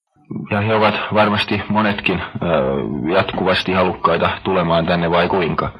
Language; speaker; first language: Finnish; native; Finnish